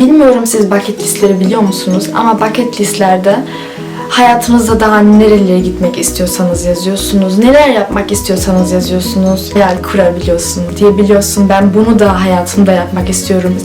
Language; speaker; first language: Turkish; early bilingual, heritage; Turkish